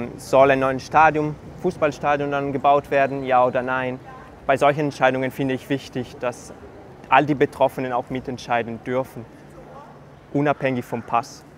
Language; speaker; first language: German; non-native, fluent; Italian